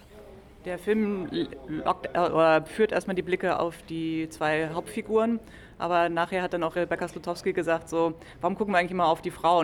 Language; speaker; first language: German; native; German